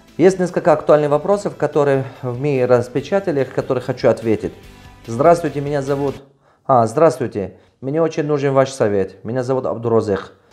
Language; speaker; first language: Russian; non-native, local second language; Tajik